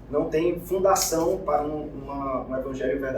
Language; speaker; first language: Portuguese; native; Portuguese